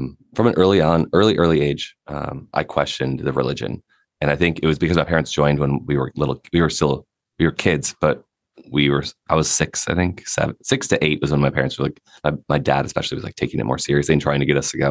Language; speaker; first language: English; native; English